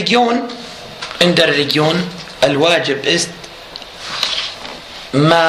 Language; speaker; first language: German; non-native, fluent; Arabic